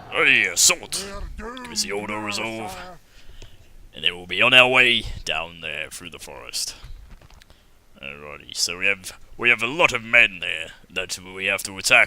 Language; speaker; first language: English; native; English